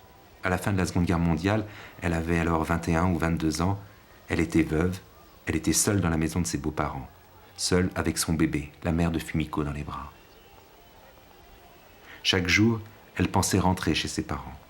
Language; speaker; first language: French; native; French